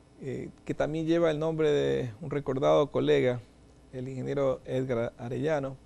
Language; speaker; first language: Spanish; native; Spanish